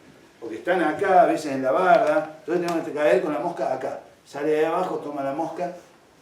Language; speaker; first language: Spanish; native; Spanish